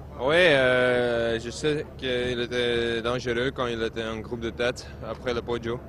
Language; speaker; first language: French; non-native, local second language; Dutch